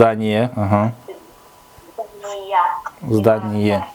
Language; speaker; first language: Russian; non-native, fluent; Kyrgyz